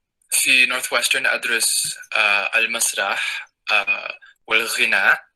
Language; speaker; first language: Arabic; non-native, learner; English